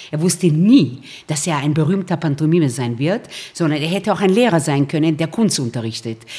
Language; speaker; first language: German; early bilingual, other home language; Romanian